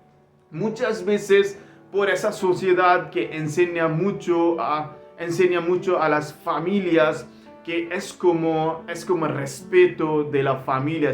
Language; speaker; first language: Spanish; non-native, learner; Hindi